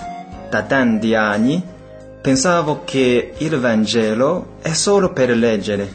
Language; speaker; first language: Italian; non-native, fluent; Chinese